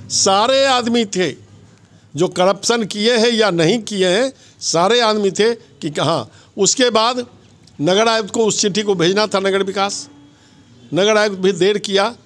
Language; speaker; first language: Hindi; native; Hindi